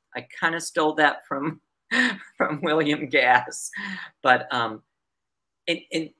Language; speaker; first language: English; native; English